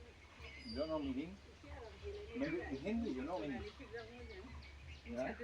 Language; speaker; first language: English; non-native, learner; Italian